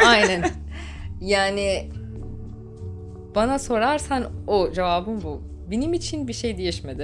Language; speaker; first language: Turkish; non-native, fluent; Arabic